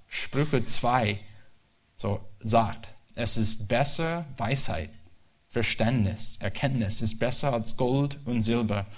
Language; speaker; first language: German; non-native, learner; English